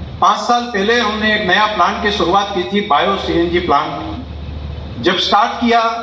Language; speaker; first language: Hindi; non-native, local second language; Gujarati